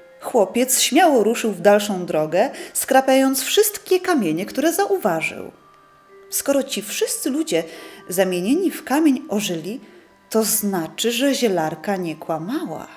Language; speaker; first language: Polish; native; Polish